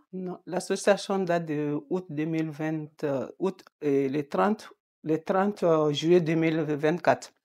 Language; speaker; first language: French; non-native, local second language; Bambara